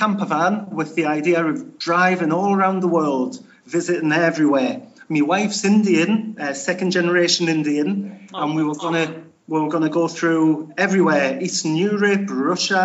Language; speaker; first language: English; native; English